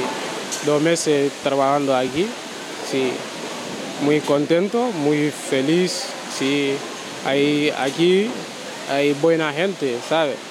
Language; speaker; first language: Spanish; non-native, learner; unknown